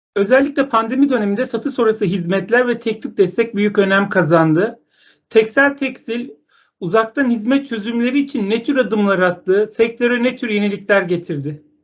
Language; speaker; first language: Turkish; native; Turkish